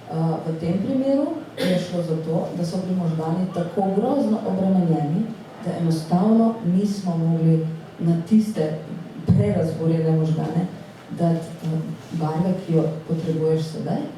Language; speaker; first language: Slovenian; native; Slovenian